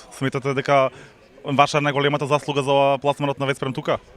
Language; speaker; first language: Macedonian; native; Macedonian